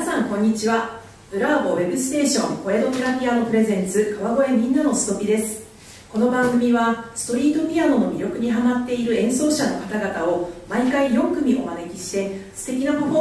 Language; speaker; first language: Japanese; native; Japanese